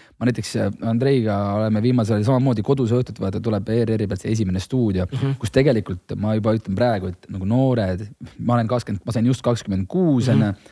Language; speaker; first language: Estonian; native; Estonian